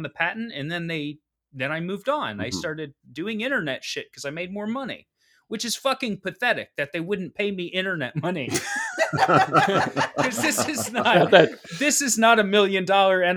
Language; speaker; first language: English; native; English